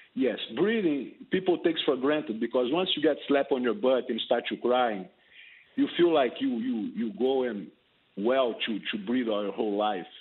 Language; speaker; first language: English; non-native, fluent; Portuguese